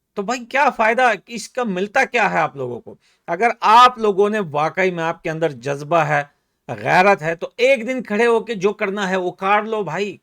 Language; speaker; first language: Hindi; native; Hindi